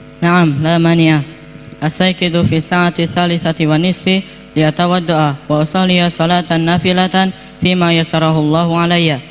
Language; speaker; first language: Arabic; non-native, learner; Indonesian